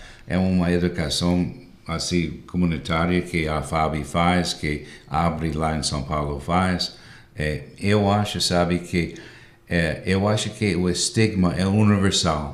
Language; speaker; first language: Portuguese; non-native, fluent; English